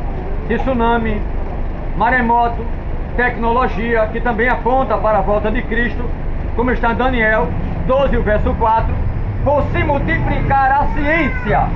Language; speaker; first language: Portuguese; native; Portuguese